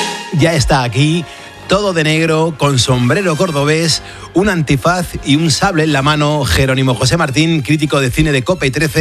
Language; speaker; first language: Spanish; native; Spanish